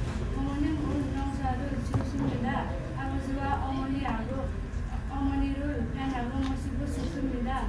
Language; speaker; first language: Korean; non-native, learner; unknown